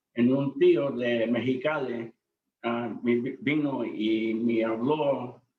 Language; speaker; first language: Spanish; early bilingual, other home language; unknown